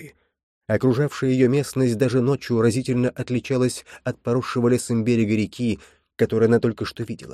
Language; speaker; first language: Russian; native; Russian